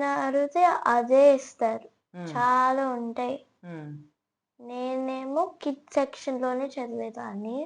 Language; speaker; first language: Telugu; early bilingual, heritage; Telugu